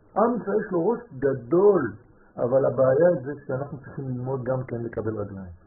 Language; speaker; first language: Hebrew; non-native, fluent; French